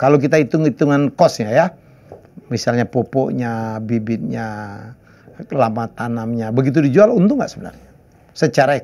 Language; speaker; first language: Indonesian; native; Indonesian